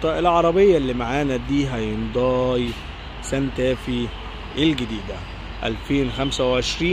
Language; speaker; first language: Arabic; native; Arabic